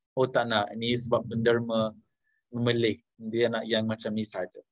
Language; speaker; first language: Malay; native; Malay